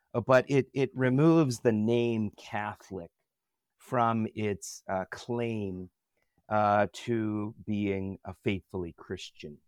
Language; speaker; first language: English; native; English